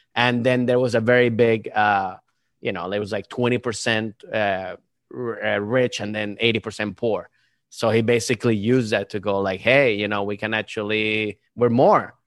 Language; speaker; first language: English; early bilingual, other home language; Spanish